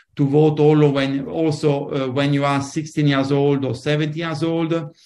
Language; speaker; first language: English; non-native, fluent; Italian